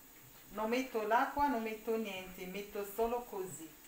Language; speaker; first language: Italian; non-native, learner; Arabic